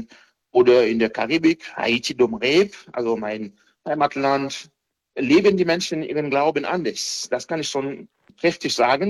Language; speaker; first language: German; non-native, fluent; Haitian Creole